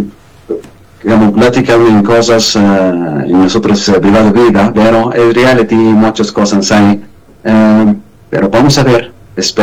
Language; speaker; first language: Spanish; non-native, learner; Arabic